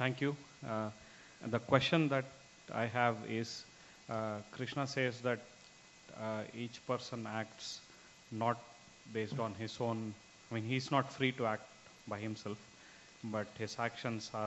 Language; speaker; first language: English; non-native, local second language; Marathi